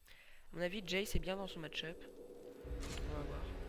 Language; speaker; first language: French; native; French